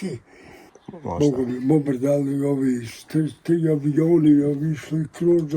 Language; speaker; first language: Croatian; native; Croatian